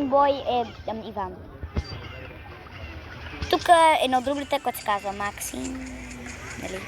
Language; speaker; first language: Bulgarian; early bilingual, heritage; Bulgarian